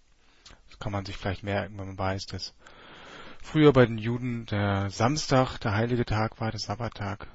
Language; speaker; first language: German; native; German